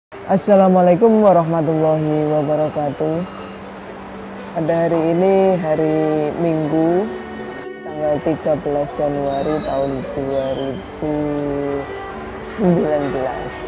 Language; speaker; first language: Indonesian; non-native, local second language; Javanese